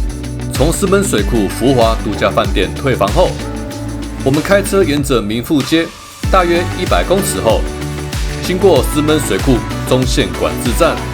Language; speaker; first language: Chinese; native; Chinese